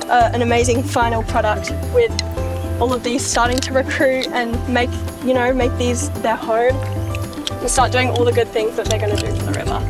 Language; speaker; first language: English; native; English